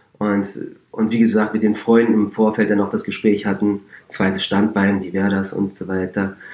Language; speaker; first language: German; native; German